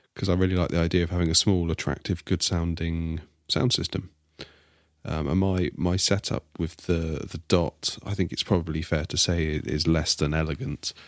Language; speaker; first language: English; native; English